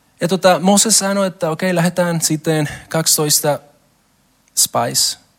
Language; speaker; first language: Finnish; non-native, learner; Spanish